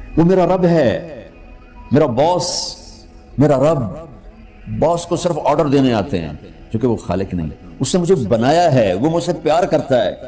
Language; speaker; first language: Urdu; non-native, local second language; Punjabi